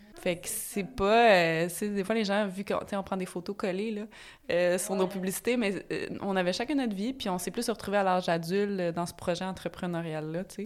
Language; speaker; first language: French; native; French